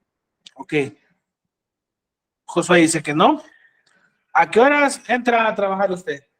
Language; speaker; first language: Spanish; native; Spanish